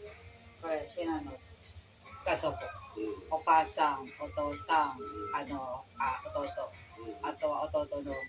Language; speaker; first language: Japanese; non-native, learner; Filipino